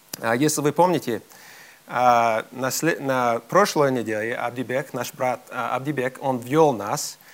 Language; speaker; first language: Russian; non-native, fluent; English